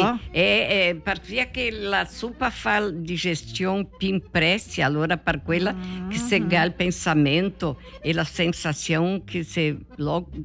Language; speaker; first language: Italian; early bilingual, heritage; Portuguese